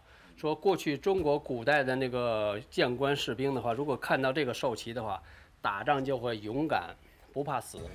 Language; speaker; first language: Chinese; native; Chinese